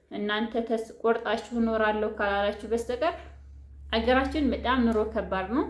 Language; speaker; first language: Amharic; native; Amharic